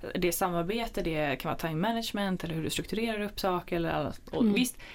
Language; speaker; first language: Swedish; native; Swedish